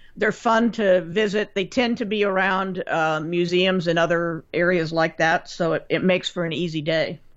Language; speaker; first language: English; native; English